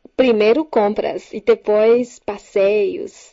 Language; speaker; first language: Portuguese; non-native, fluent; Chinese